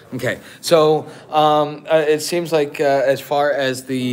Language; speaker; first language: English; native; English